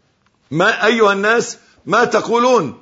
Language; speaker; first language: Arabic; native; Arabic